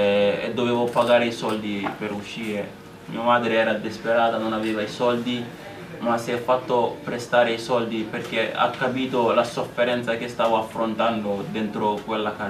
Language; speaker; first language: Italian; non-native, learner; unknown